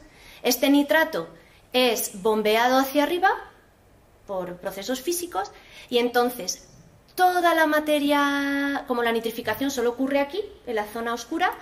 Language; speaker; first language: Spanish; native; Spanish